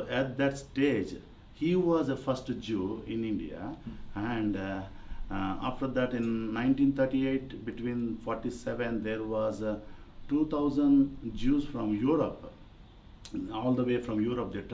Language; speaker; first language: English; non-native, local second language; Telugu